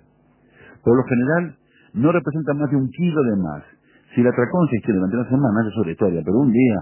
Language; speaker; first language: Spanish; native; Spanish